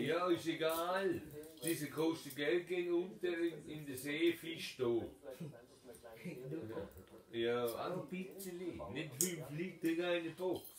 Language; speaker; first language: German; non-native, learner; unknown